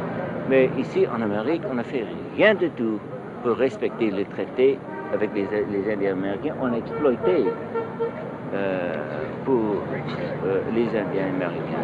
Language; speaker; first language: French; non-native, fluent; English